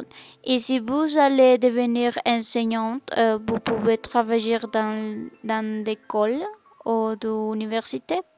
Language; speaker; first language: French; non-native, learner; Spanish